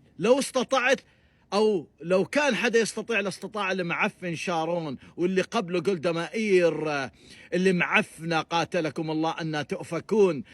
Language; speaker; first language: Arabic; native; Arabic